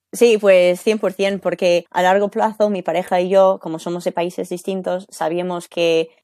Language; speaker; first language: Spanish; non-native, fluent; English